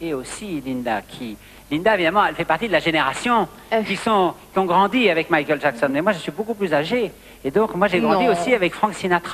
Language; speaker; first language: French; native; French